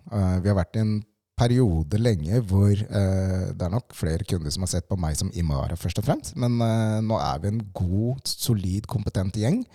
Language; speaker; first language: Norwegian; early bilingual, other home language; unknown